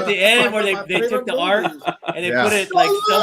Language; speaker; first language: English; native; English